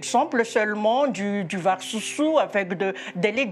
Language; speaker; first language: French; non-native, local second language; Malagasy